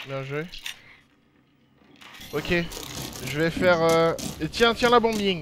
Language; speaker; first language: French; native; French